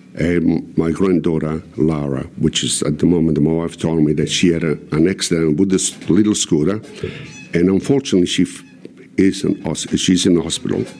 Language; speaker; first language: English; non-native, fluent; Italian